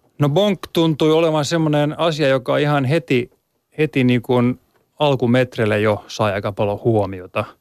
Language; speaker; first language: Finnish; native; Finnish